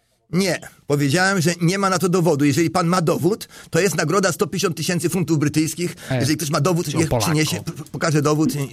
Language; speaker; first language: Polish; native; Polish